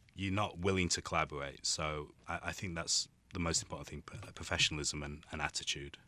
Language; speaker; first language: English; native; English